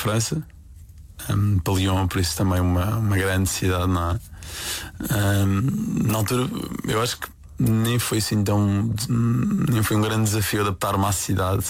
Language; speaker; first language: Portuguese; native; Portuguese